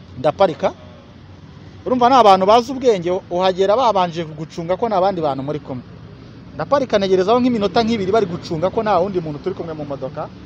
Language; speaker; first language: Kinyarwanda; native; Kinyarwanda